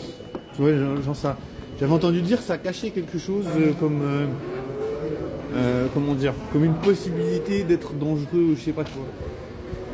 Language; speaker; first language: French; native; French